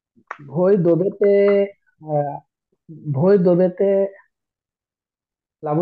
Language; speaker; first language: Italian; non-native, learner; Bangla